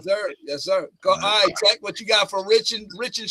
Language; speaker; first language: English; native; English